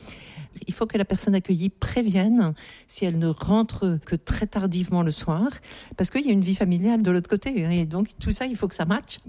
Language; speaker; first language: French; native; French